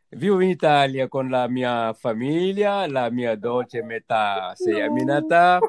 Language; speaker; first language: Italian; non-native, fluent; Wolof